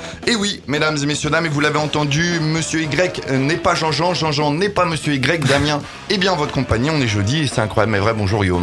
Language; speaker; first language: French; native; French